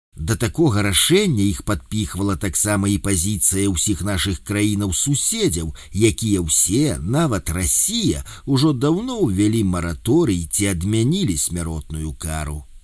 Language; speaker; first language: Belarusian; native; Belarusian